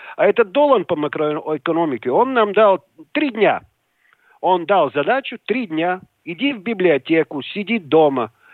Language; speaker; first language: Russian; non-native, local second language; Latvian